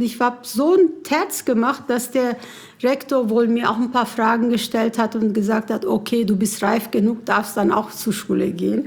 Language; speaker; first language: German; early bilingual, other home language; Kurdish